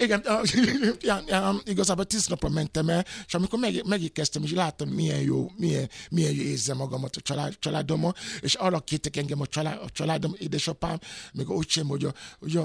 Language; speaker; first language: Hungarian; non-native, learner; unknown